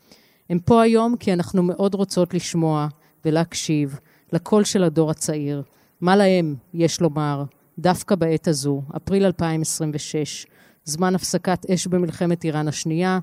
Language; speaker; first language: Hebrew; native; Hebrew